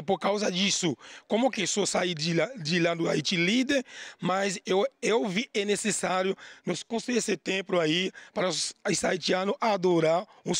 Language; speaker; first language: Portuguese; non-native, learner; Haitian Creole